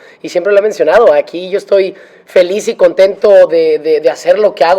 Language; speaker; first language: Spanish; native; Spanish